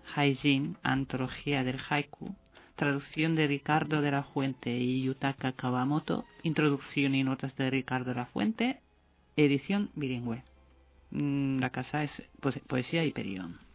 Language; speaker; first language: Spanish; non-native, fluent; Japanese